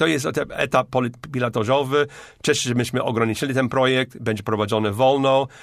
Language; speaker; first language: Polish; non-native, fluent; English